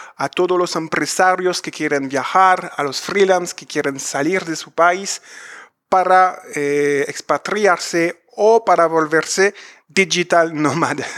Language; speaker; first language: Spanish; non-native, fluent; French